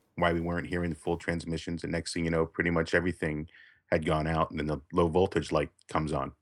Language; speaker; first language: English; native; English